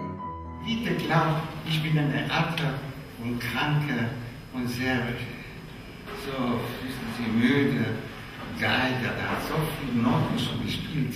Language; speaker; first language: German; non-native, learner; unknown